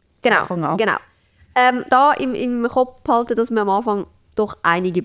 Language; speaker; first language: German; native; German